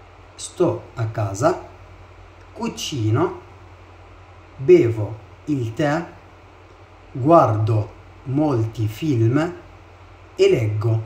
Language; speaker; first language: Italian; non-native, fluent; Arabic